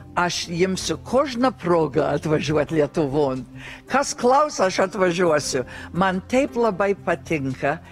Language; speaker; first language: Lithuanian; early bilingual, heritage; Lithuanian